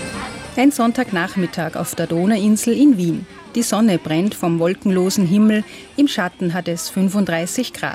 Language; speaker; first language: German; native; German